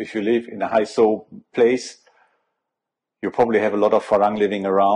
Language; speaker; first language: English; non-native, fluent; German